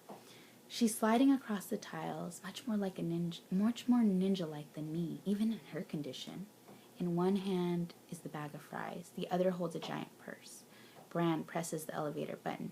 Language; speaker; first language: English; native; English